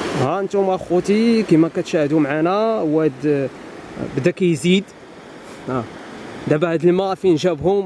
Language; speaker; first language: Arabic; native; Arabic